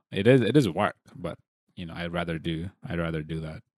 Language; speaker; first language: English; non-native, local second language; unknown